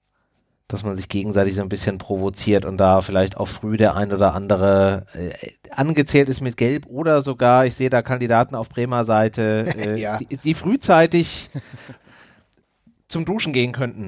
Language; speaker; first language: German; native; German